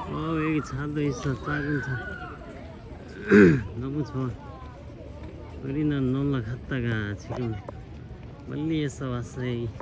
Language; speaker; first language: Korean; non-native, learner; Nepali